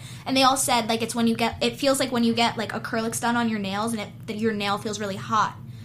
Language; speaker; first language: English; native; English